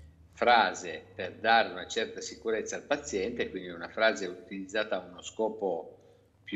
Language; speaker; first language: Italian; native; Italian